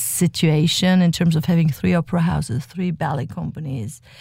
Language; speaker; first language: English; early bilingual, other home language; German